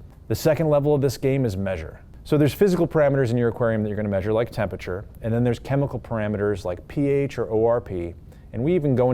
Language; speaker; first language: English; native; English